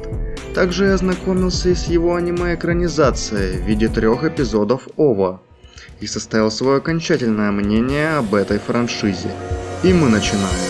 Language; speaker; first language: Russian; native; Russian